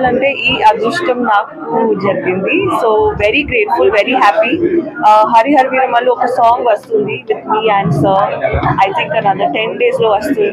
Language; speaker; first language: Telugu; non-native, local second language; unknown